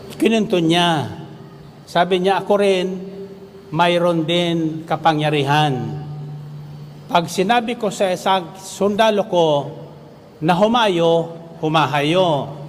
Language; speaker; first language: Filipino; native; Filipino